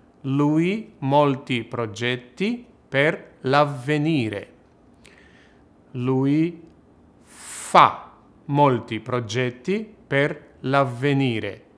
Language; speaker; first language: Italian; non-native, fluent; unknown